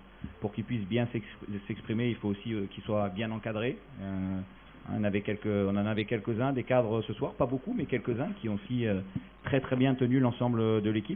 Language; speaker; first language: French; native; French